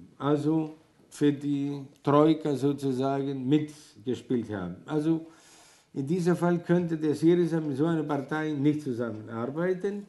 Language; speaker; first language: German; non-native, fluent; Greek